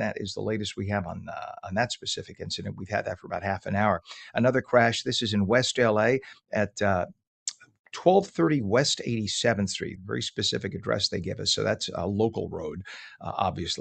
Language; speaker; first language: English; native; English